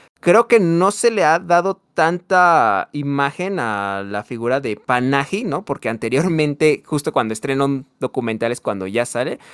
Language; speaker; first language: Spanish; native; Spanish